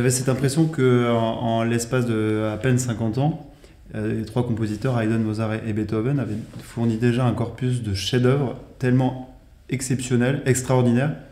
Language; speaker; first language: French; native; French